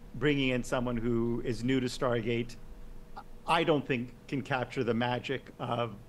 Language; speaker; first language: English; native; English